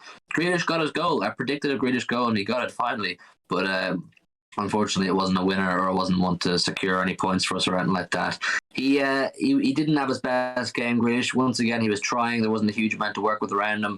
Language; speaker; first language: English; native; English